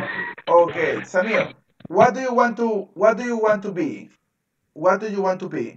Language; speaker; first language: English; non-native, fluent; Spanish